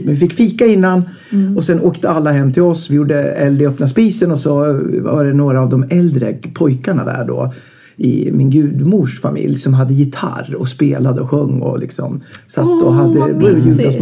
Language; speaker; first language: Swedish; native; Swedish